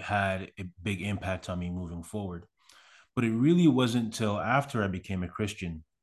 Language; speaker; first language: English; early bilingual, other home language; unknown